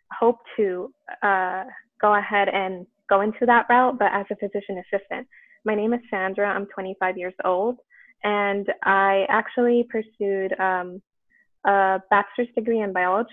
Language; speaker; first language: English; native; English